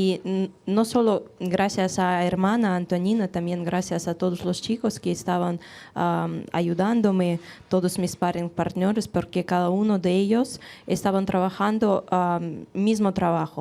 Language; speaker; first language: Spanish; non-native, fluent; Russian